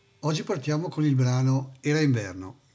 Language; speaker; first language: Italian; native; Italian